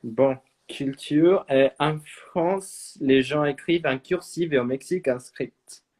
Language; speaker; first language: French; non-native, fluent; Spanish